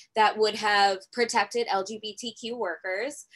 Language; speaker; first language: English; native; English